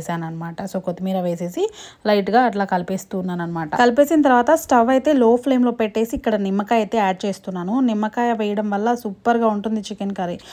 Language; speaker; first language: Telugu; non-native, local second language; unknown